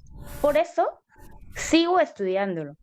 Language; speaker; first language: Spanish; non-native, learner; Korean